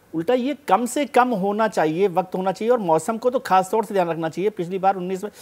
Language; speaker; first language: Hindi; native; Hindi